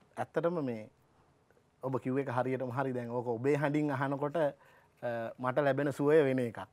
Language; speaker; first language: Sinhala; native; Sinhala